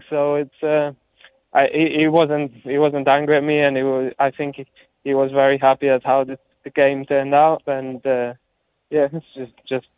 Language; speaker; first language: English; early bilingual, heritage; English